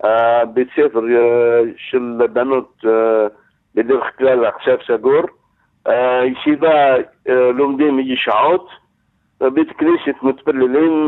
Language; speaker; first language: Hebrew; non-native, learner; Arabic